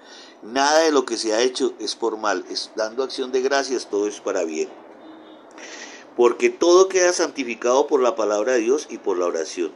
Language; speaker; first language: Spanish; native; Spanish